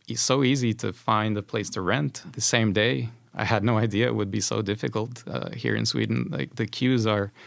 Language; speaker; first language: English; non-native, fluent; Spanish